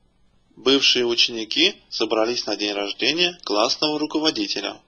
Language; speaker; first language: Russian; native; Russian